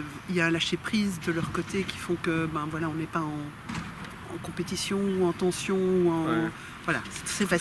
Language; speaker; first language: French; native; French